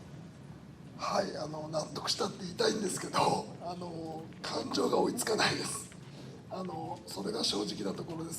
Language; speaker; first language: Japanese; native; Japanese